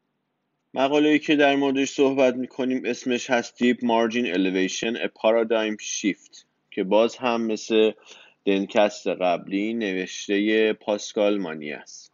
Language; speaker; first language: Persian; native; Persian